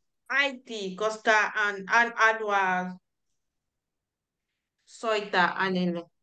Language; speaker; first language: Finnish; non-native, learner; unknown